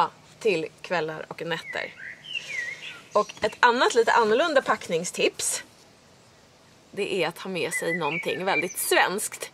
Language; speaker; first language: Swedish; native; Swedish